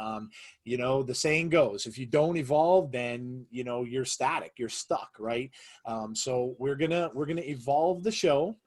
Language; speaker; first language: English; native; English